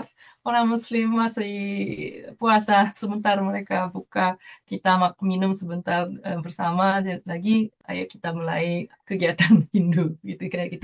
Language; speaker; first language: Indonesian; non-native, fluent; Japanese